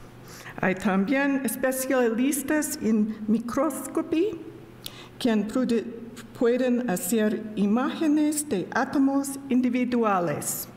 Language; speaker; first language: Spanish; non-native, learner; English